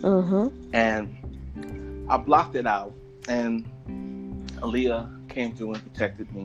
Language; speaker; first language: English; native; English